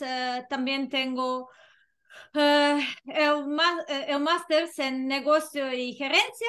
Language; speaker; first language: Spanish; non-native, fluent; Serbian